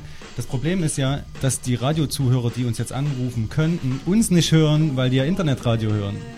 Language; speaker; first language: German; native; German